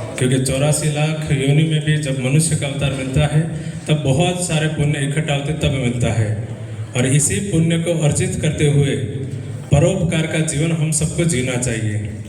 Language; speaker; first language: Hindi; non-native, local second language; Gujarati